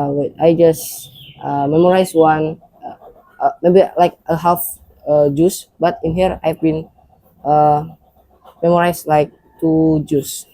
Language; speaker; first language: English; non-native, learner; Indonesian